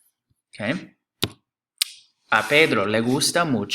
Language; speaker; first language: Spanish; non-native, fluent; English